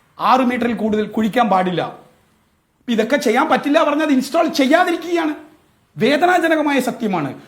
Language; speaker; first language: Malayalam; non-native, local second language; Tamil